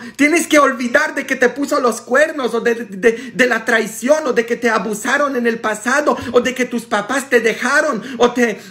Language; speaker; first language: Spanish; non-native, fluent; Polish